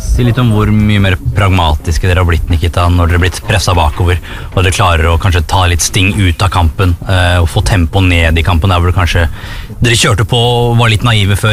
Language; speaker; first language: Norwegian; native; Norwegian